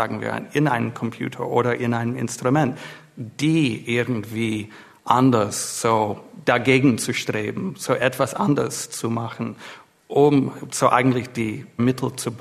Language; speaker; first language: German; non-native, fluent; English